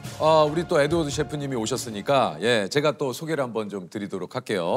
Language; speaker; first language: Korean; native; Korean